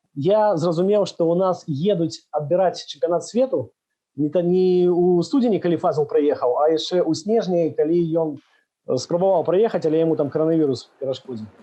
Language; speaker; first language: Belarusian; non-native, local second language; Russian